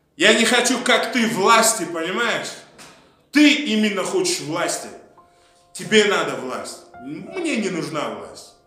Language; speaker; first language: Russian; non-native, local second language; Uzbek